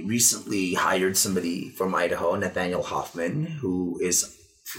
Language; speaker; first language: English; non-native, local second language; Filipino